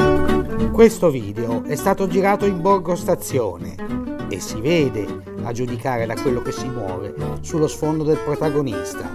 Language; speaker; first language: Italian; native; Italian